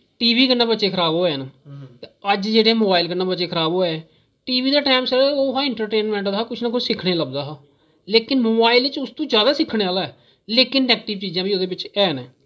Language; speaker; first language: Punjabi; non-native, local second language; Dogri